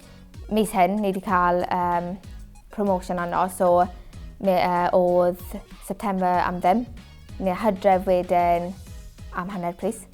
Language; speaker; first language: Welsh; native; Welsh